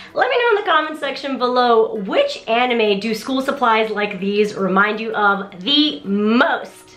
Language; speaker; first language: English; native; English